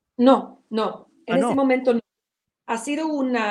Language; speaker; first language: Spanish; non-native, fluent; English